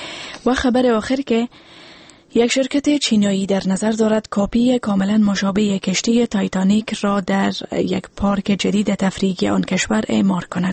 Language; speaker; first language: Persian; native; Persian